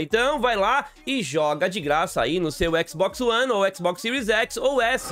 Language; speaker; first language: Portuguese; native; Portuguese